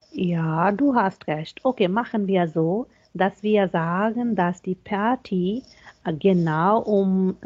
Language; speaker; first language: German; non-native, fluent; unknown